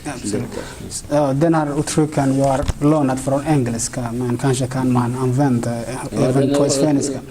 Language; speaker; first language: Swedish; non-native, fluent; Somali